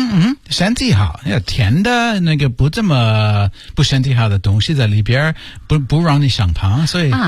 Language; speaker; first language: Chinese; non-native, learner; English